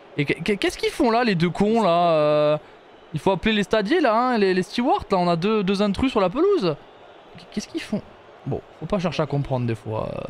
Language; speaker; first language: French; native; French